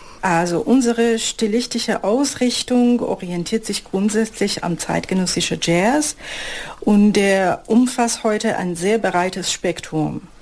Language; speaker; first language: German; non-native, fluent; Persian